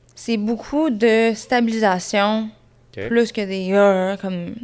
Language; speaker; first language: French; native; French